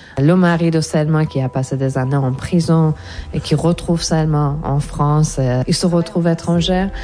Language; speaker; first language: French; non-native, fluent; Persian